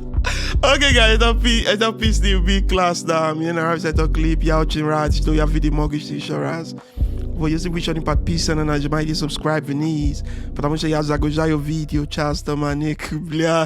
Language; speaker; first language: Russian; non-native, learner; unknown